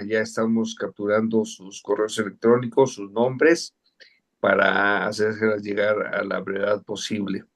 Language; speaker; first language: Spanish; native; Spanish